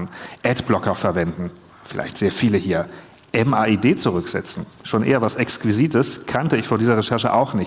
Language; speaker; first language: German; native; German